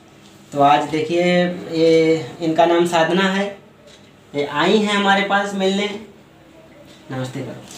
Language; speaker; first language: Hindi; native; Hindi